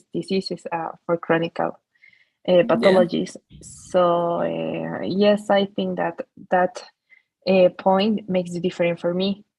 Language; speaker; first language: English; non-native, learner; Spanish